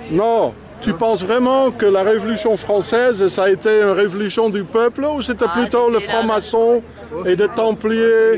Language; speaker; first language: French; non-native, fluent; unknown